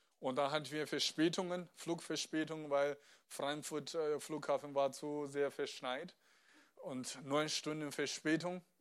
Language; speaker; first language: German; non-native, fluent; Chinese